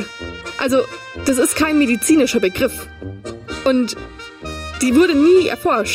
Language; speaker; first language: German; native; German